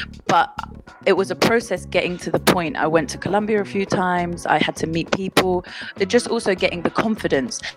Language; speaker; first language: English; native; English